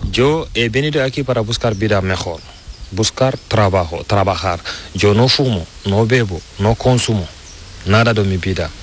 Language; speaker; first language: Spanish; non-native, learner; Fula